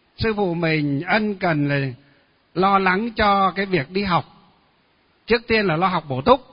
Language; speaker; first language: Vietnamese; non-native, local second language; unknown